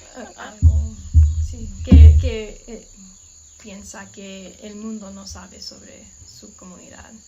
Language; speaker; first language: Spanish; non-native, learner; English